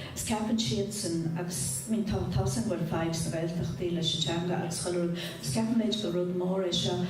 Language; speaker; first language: Irish; native; Irish